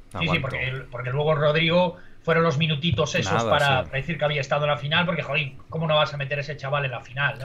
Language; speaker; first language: Spanish; native; Spanish